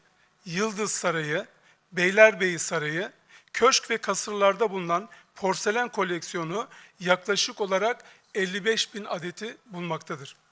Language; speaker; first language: Turkish; native; Turkish